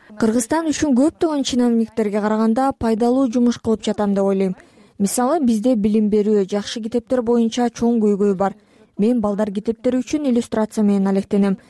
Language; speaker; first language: Kyrgyz; non-native, local second language; Russian